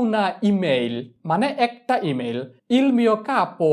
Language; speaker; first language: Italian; non-native, fluent; Bangla